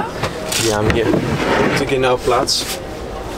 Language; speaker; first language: German; non-native, learner; Dutch